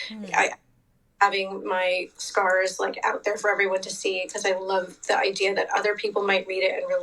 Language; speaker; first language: English; native; English